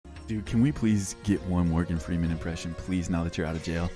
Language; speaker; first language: English; native; English